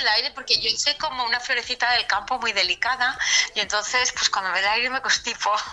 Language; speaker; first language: Spanish; native; Spanish